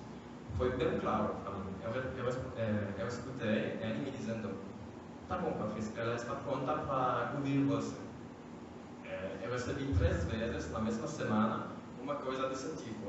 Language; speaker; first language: Portuguese; non-native, fluent; French